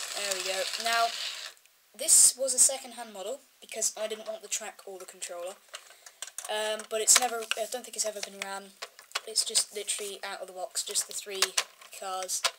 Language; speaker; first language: English; native; English